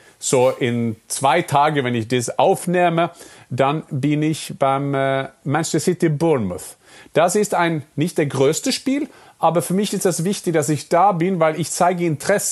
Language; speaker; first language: German; non-native, fluent; Norwegian